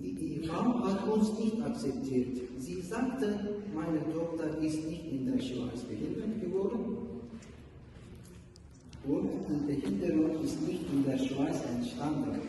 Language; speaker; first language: German; non-native, learner; Turkish